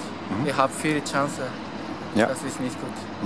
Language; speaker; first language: German; non-native, learner; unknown